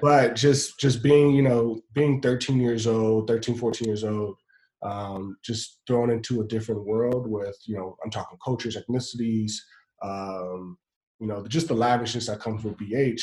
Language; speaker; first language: English; native; English